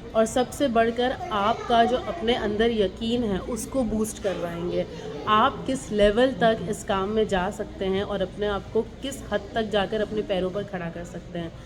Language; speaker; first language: Urdu; native; Urdu